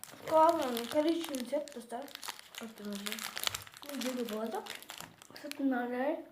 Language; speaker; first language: Russian; non-native, local second language; Kazakh